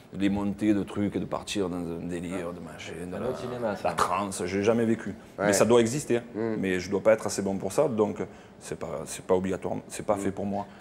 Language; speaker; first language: French; native; French